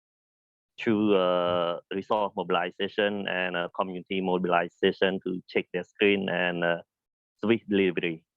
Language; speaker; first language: English; non-native, learner; Khmer